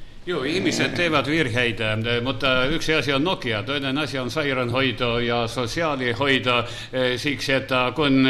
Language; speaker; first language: Finnish; non-native, learner; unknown